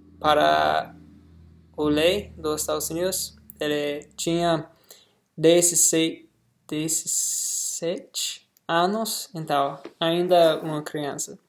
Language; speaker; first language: Portuguese; non-native, learner; English